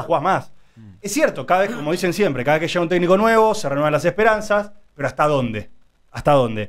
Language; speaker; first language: Spanish; native; Spanish